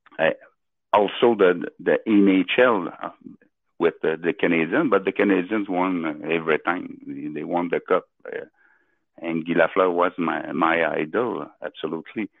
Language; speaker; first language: English; non-native, local second language; French